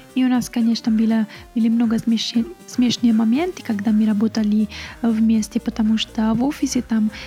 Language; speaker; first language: Russian; non-native, fluent; Italian